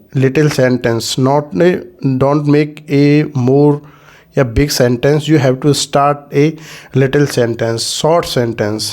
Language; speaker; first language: English; non-native, learner; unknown